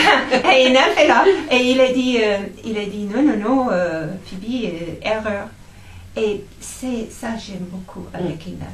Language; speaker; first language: French; non-native, fluent; English